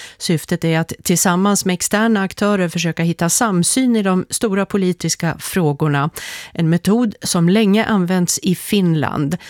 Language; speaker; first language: Swedish; native; Swedish